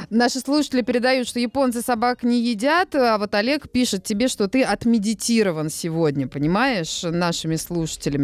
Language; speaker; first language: Russian; native; Russian